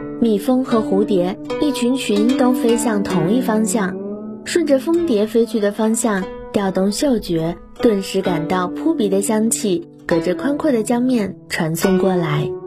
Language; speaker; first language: Chinese; native; Chinese